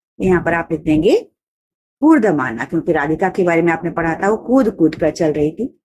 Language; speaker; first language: Hindi; native; Hindi